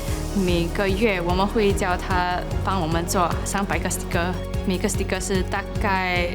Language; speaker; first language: Chinese; non-native, local second language; English